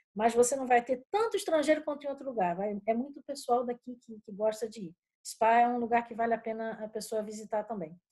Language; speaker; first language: Portuguese; native; Portuguese